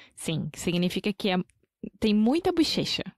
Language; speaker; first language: Portuguese; native; Portuguese